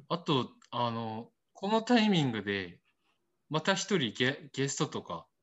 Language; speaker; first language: Japanese; non-native, fluent; Korean